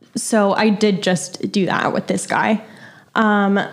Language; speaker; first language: English; native; English